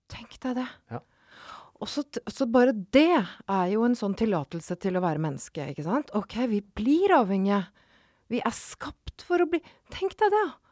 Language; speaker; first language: Norwegian; native; Norwegian